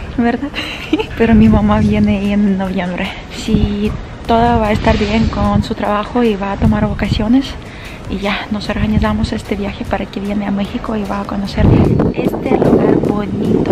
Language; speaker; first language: Spanish; non-native, fluent; Ukrainian